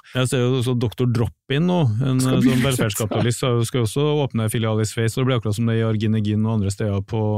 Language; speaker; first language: Norwegian; native; Norwegian